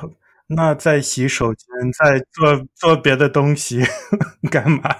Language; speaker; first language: Chinese; non-native, learner; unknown